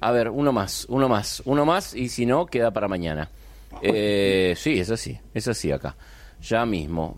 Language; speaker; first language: Spanish; native; Spanish